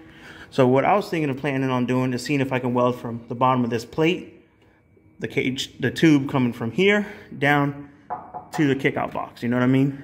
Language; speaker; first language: English; native; English